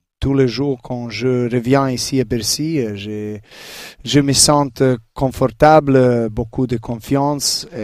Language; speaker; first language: French; non-native, learner; Serbian